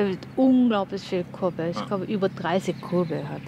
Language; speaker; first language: German; non-native, learner; Korean